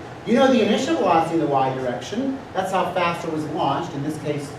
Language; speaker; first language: English; native; English